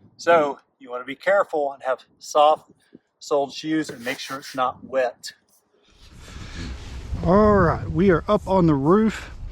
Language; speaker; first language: English; native; English